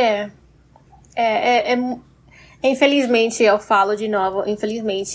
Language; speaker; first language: Portuguese; non-native, fluent; English